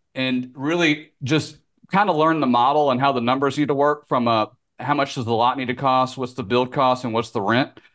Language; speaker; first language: English; native; English